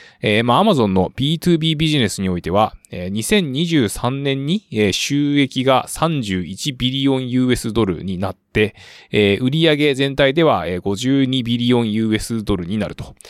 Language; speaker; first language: Japanese; native; Japanese